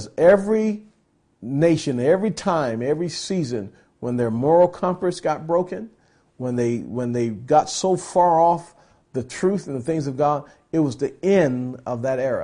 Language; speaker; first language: English; native; English